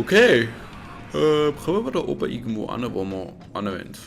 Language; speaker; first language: German; native; German